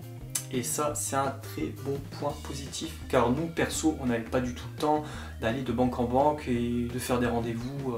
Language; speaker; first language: French; native; French